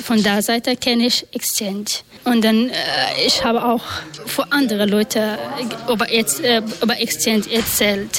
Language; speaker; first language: German; non-native, learner; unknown